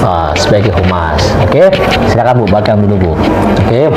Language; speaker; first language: Indonesian; native; Indonesian